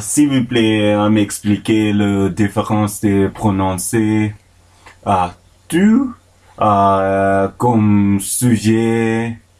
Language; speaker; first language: French; non-native, learner; English